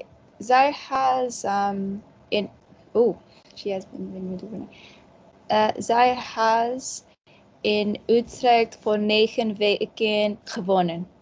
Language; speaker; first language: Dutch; non-native, learner; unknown